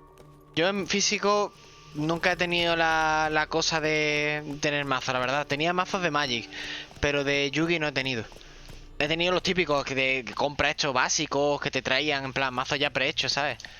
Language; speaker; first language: Spanish; native; Spanish